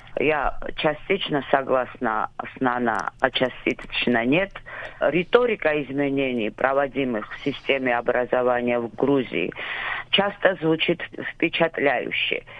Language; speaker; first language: Russian; non-native, local second language; Georgian